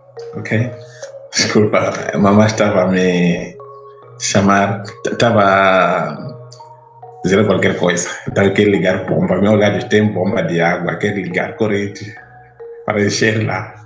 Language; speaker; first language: Portuguese; non-native, local second language; Tsonga